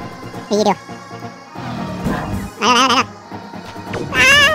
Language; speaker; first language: Chinese; native; Chinese